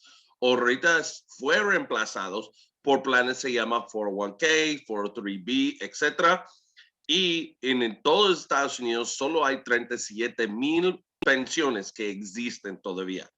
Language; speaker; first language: Spanish; early bilingual, heritage; English